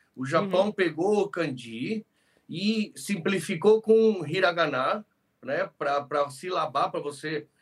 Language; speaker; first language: Portuguese; early bilingual, other home language; Spanish